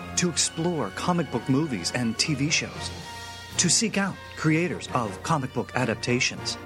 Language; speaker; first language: English; native; English